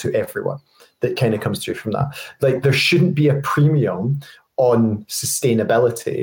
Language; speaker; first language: English; native; English